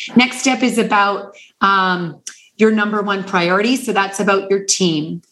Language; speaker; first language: English; native; English